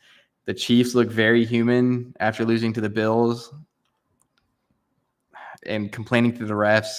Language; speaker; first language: English; native; English